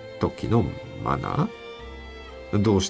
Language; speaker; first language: Japanese; native; Japanese